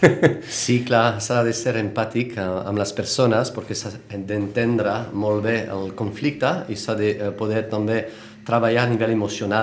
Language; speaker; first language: Catalan; non-native, fluent; French